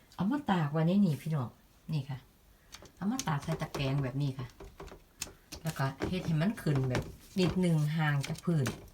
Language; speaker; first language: Thai; non-native, local second language; Northeastern Thai